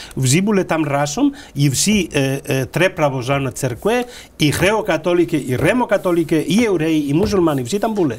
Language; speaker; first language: Ukrainian; non-native, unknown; Spanish